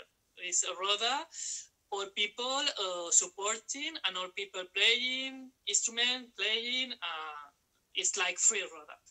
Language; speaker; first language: English; non-native, learner; Spanish